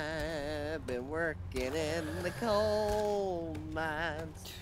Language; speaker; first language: English; native; English